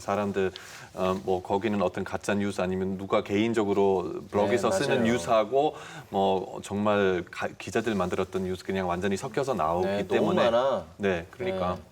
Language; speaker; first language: Korean; non-native, fluent; German